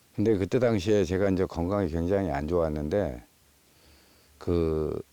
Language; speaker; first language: Korean; native; Korean